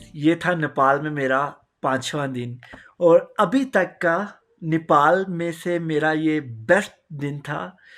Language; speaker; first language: Urdu; non-native, local second language; Punjabi